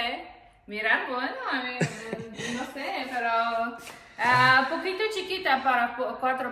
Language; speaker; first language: Spanish; non-native, learner; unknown